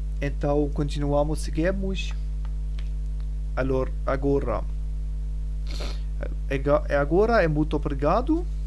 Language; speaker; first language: Portuguese; non-native, learner; German